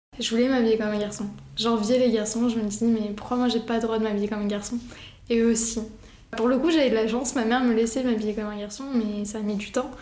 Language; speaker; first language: French; early bilingual, other home language; Arabic